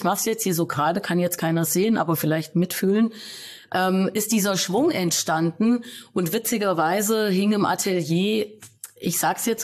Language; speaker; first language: German; native; German